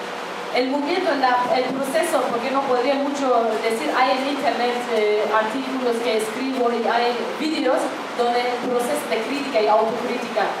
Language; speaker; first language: Spanish; non-native, fluent; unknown